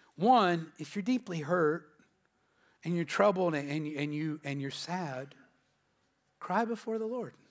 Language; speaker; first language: English; native; English